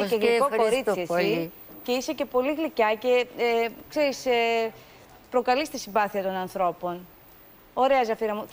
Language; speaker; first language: Greek; native; Greek